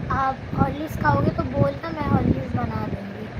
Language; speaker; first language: Hindi; non-native, local second language; Bangla